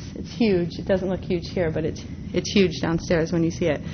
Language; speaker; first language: English; native; English